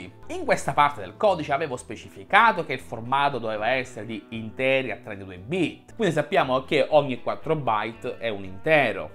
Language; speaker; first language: Italian; native; Italian